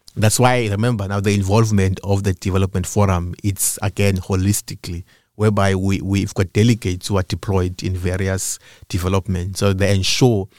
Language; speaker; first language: English; non-native, local second language; Xhosa